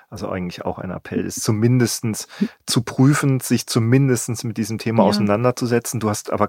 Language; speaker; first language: German; native; German